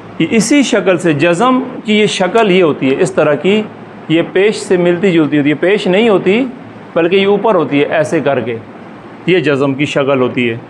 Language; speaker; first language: Urdu; native; Urdu